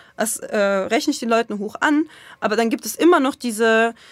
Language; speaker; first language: German; early bilingual, other home language; Russian